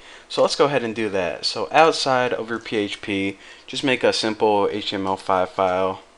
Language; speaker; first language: English; native; English